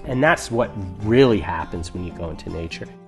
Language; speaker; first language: English; native; English